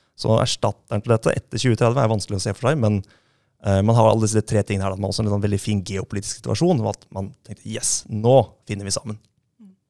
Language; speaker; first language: Norwegian; native; Norwegian